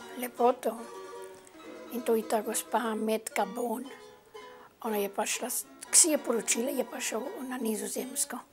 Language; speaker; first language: Slovenian; early bilingual, heritage; Slovenian